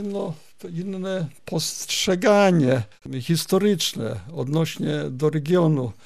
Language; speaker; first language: Polish; native; Polish